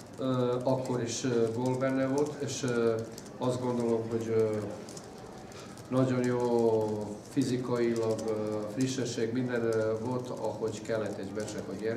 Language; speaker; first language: Hungarian; non-native, fluent; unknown